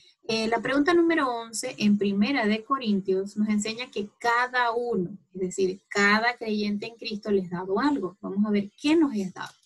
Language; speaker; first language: Spanish; native; Spanish